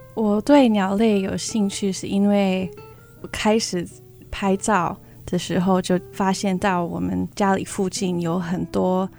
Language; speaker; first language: Chinese; early bilingual, heritage; Chinese